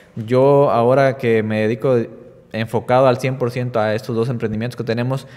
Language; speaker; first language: Spanish; native; Spanish